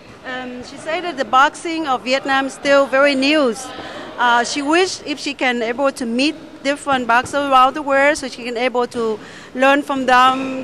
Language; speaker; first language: English; non-native, learner; Vietnamese